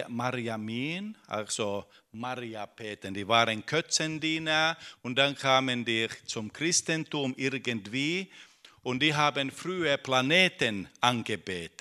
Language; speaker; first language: German; non-native, fluent; Finnish